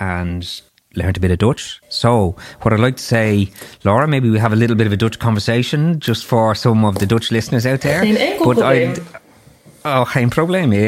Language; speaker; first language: English; native; English